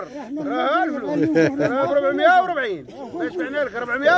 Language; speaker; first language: Arabic; native; Arabic